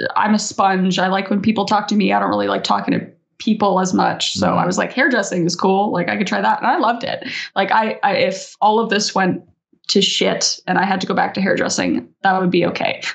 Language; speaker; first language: English; native; English